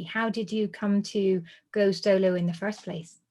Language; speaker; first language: English; native; English